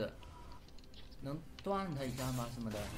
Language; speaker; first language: Chinese; native; Chinese